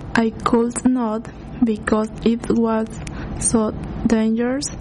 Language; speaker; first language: English; non-native, learner; Spanish